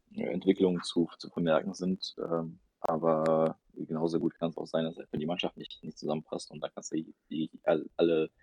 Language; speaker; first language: German; early bilingual, other home language; Russian